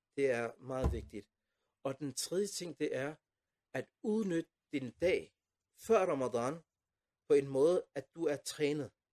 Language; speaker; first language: Danish; non-native, fluent; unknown